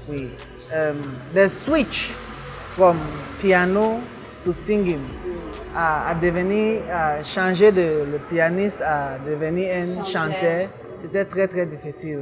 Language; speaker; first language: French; non-native, local second language; English